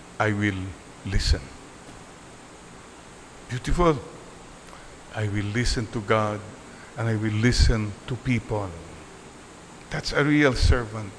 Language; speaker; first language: English; non-native, local second language; Filipino